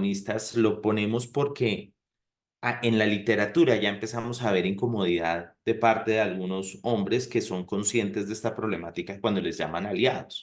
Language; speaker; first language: Spanish; native; Spanish